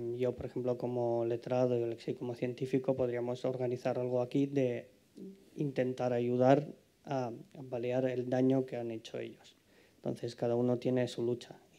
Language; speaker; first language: Spanish; non-native, fluent; Ukrainian